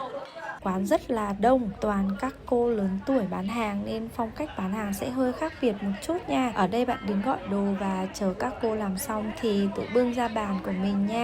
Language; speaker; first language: Vietnamese; native; Vietnamese